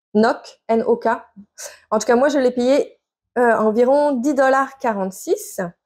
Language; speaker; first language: French; native; French